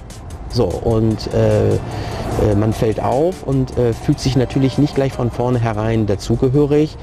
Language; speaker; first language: German; early bilingual, other home language; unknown